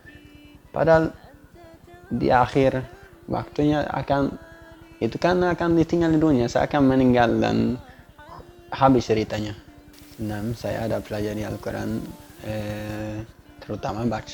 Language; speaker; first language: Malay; non-native, fluent; Swedish